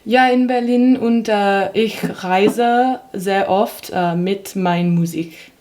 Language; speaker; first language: German; non-native, learner; English